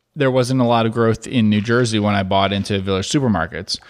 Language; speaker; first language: English; native; English